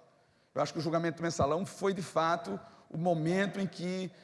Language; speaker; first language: Portuguese; native; Portuguese